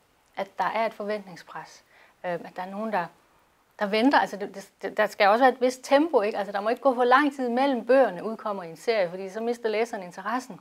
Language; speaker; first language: Danish; native; Danish